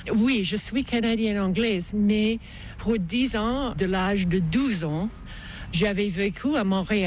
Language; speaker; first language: French; non-native, local second language; English